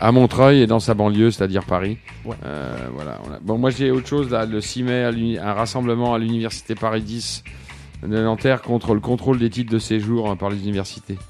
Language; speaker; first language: French; native; French